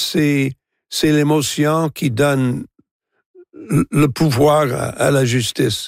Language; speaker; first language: French; non-native, local second language; English